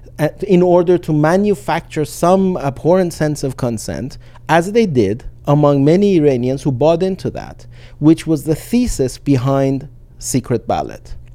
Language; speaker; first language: English; non-native, fluent; Persian